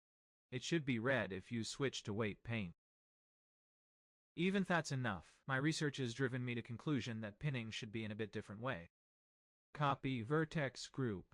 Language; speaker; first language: English; non-native, fluent; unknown